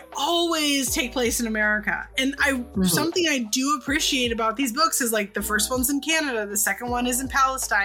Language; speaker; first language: English; native; English